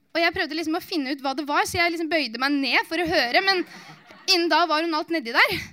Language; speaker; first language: Norwegian; native; Norwegian